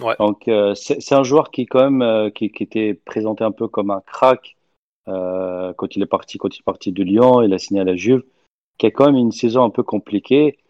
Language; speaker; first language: French; non-native, local second language; Arabic